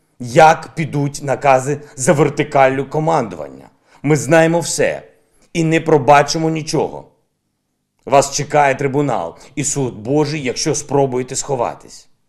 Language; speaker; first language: Ukrainian; non-native, local second language; Russian